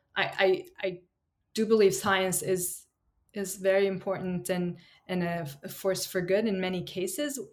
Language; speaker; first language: English; non-native, fluent; Turkish